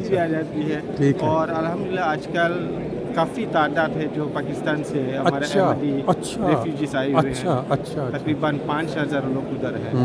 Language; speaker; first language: Hindi; non-native, fluent; Malay